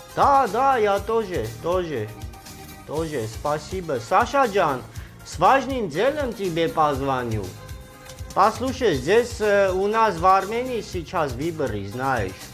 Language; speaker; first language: Russian; non-native, learner; Armenian